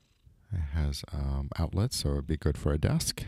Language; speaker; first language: English; native; English